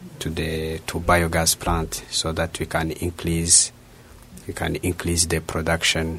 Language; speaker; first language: English; non-native, local second language; Kinyarwanda